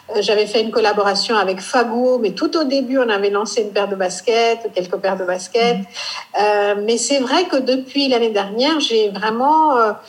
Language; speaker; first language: French; non-native, fluent; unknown